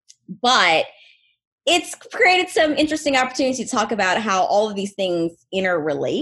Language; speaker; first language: English; native; English